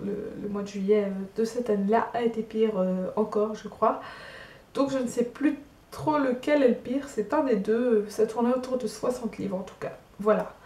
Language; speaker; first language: French; native; French